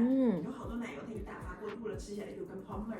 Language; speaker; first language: Chinese; native; Chinese